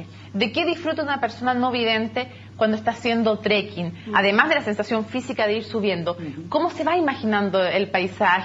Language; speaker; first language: Spanish; native; Spanish